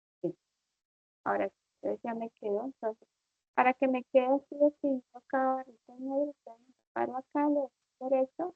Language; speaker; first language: Spanish; native; Spanish